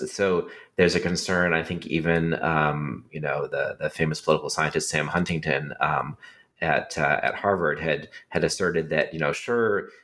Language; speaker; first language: English; native; English